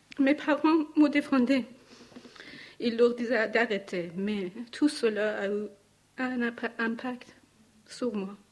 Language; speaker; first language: French; non-native, learner; Persian